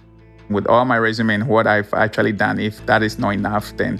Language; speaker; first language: English; non-native, local second language; Ewe